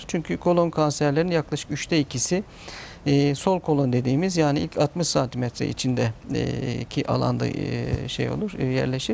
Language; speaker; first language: Turkish; native; Turkish